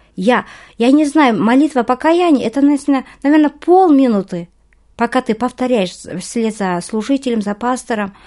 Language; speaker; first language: Russian; non-native, local second language; Kazakh